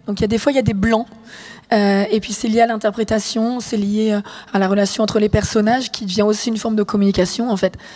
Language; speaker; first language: French; native; French